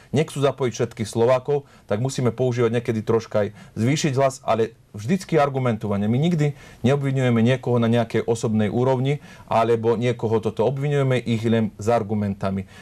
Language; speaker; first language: Slovak; native; Slovak